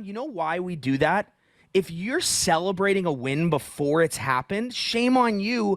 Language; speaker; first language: English; native; English